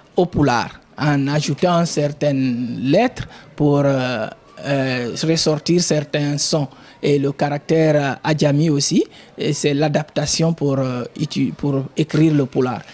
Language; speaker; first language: French; non-native, local second language; Fula